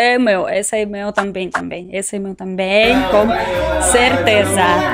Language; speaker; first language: Portuguese; non-native, learner; Russian